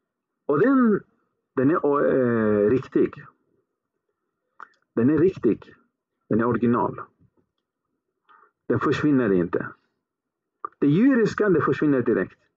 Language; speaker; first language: Swedish; early bilingual, other home language; Arabic